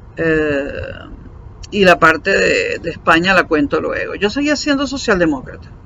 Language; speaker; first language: Spanish; native; Spanish